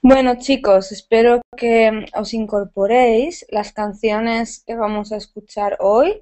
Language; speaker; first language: Spanish; native; Spanish